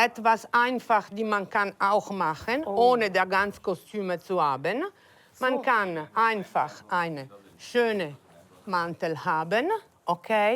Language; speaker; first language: German; non-native, learner; Italian